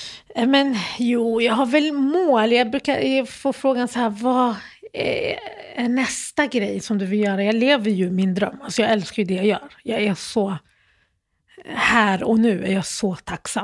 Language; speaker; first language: Swedish; early bilingual, other home language; Arabic